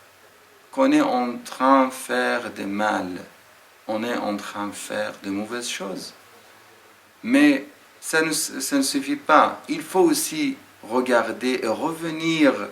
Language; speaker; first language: French; non-native, fluent; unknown